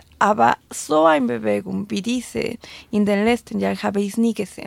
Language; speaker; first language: German; non-native, fluent; Spanish